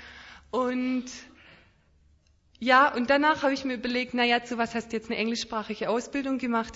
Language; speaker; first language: German; native; German